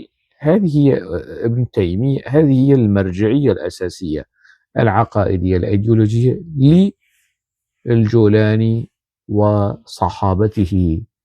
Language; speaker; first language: Arabic; non-native, local second language; Kurdish